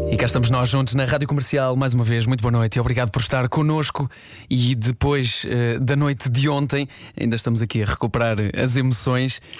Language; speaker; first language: Portuguese; native; Portuguese